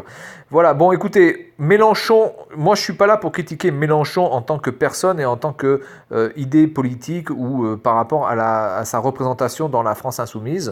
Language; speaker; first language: French; native; French